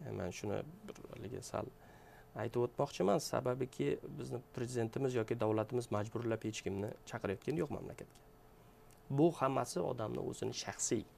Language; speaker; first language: Uzbek; native; Uzbek